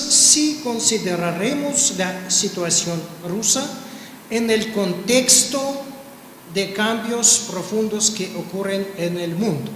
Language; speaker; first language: Spanish; non-native, fluent; Russian